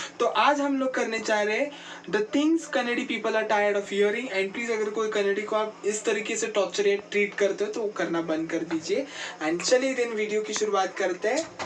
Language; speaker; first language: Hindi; non-native, local second language; Kannada